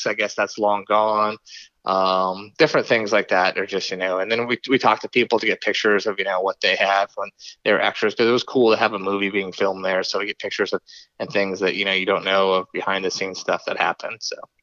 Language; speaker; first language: English; native; English